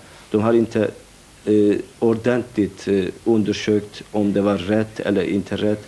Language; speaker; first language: Swedish; non-native, fluent; Kurdish